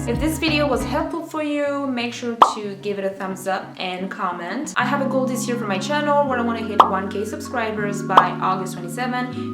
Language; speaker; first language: English; non-native, fluent; French